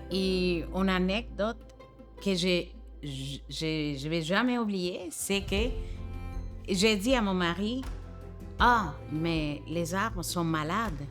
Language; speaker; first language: French; non-native, fluent; Spanish